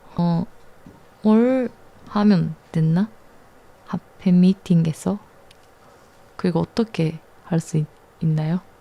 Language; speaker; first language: Korean; non-native, learner; Japanese